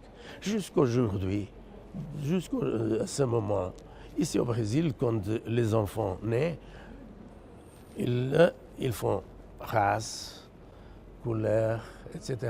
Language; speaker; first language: French; non-native, fluent; Portuguese